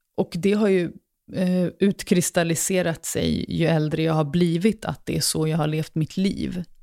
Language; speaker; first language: Swedish; early bilingual, other home language; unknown